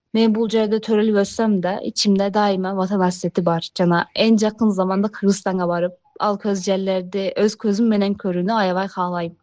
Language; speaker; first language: Kyrgyz; early bilingual, heritage; Kyrgyz